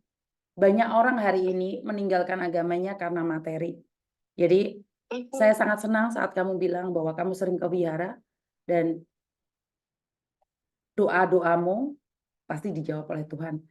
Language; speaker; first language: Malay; non-native, local second language; Javanese